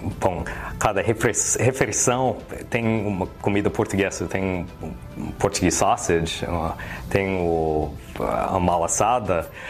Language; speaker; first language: Portuguese; early bilingual, heritage; English